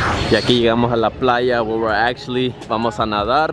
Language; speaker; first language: Spanish; early bilingual, heritage; Spanish